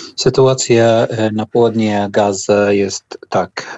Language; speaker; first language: Polish; non-native, learner; Arabic